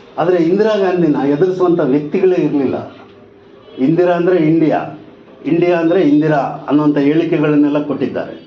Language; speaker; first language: Kannada; non-native, local second language; Telugu